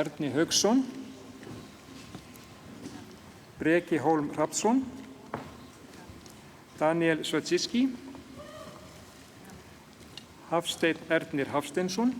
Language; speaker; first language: Icelandic; native; Icelandic